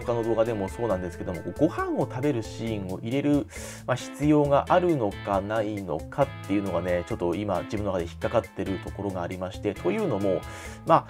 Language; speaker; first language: Japanese; native; Japanese